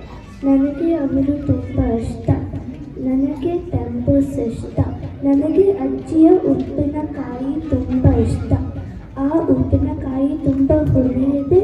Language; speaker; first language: Kannada; early bilingual, heritage; Kannada